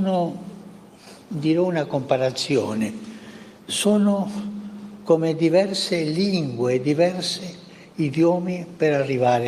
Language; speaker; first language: Italian; early bilingual, heritage; Spanish